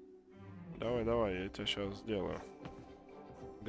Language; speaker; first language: Russian; native; Russian